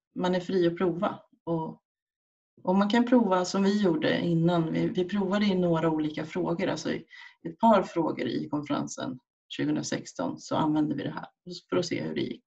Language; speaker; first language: Swedish; native; Swedish